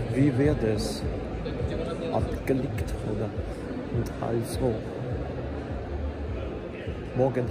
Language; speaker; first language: German; non-native, learner; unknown